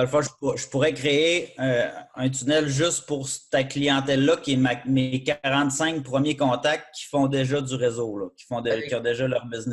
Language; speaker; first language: French; native; French